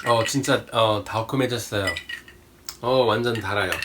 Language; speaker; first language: Korean; non-native, fluent; English